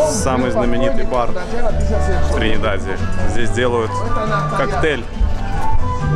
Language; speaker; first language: Russian; native; Russian